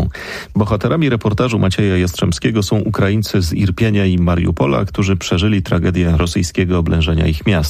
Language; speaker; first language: Polish; native; Polish